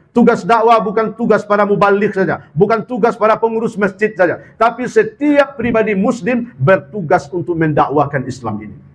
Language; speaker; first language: Malay; non-native, local second language; Minangkabau